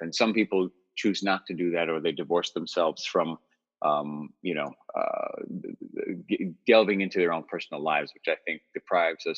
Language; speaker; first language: English; native; English